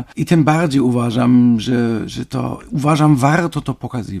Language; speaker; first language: Polish; non-native, fluent; German